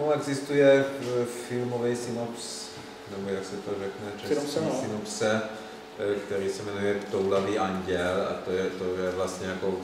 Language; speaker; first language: Czech; non-native, fluent; Hungarian